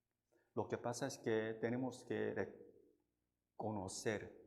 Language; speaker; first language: Spanish; non-native, fluent; Korean